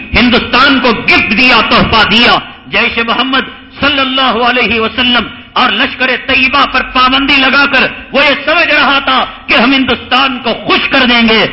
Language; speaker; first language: Urdu; native; Urdu